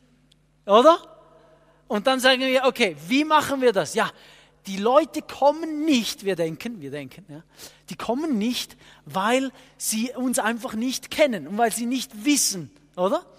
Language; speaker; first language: German; non-native, fluent; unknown